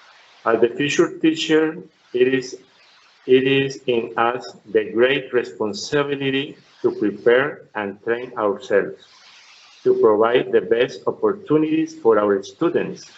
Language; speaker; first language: English; non-native, learner; Spanish